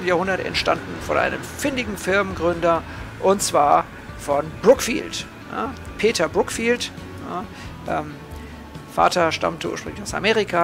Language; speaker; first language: German; native; German